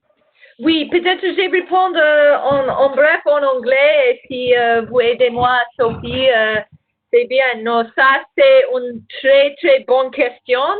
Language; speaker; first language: French; non-native, learner; English